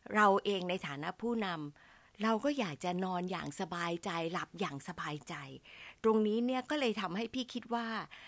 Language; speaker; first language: Thai; native; Thai